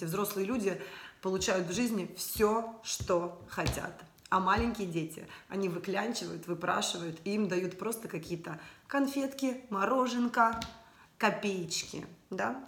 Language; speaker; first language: Russian; native; Russian